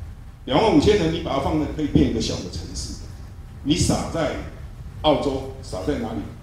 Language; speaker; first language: Chinese; native; Chinese